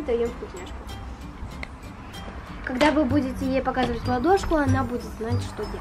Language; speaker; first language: Russian; native; Russian